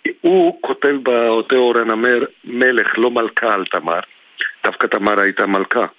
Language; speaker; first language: Hebrew; non-native, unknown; Georgian